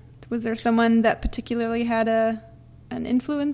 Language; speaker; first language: English; native; English